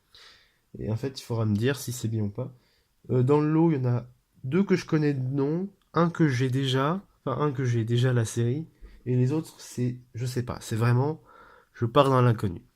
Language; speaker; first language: French; native; French